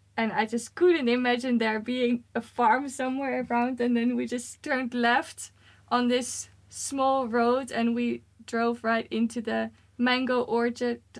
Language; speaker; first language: English; non-native, fluent; Dutch